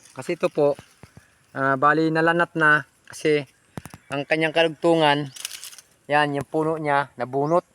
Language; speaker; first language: Filipino; non-native, local second language; Iloko